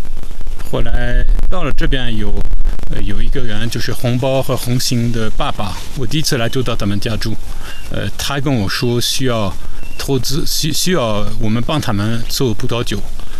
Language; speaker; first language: Chinese; non-native, fluent; French